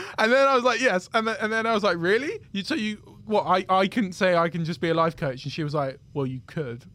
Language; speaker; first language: English; native; English